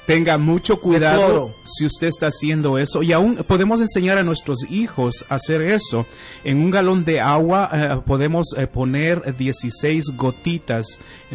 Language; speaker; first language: Spanish; native; Spanish